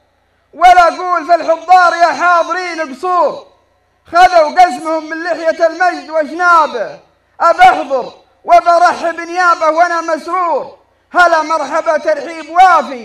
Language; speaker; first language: Arabic; native; Arabic